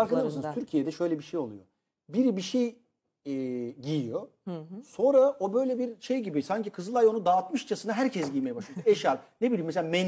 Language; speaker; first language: Turkish; native; Turkish